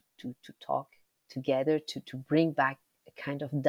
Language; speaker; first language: English; non-native, local second language; Kinyarwanda